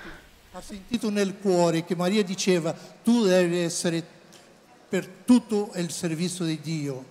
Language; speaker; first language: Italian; non-native, learner; Portuguese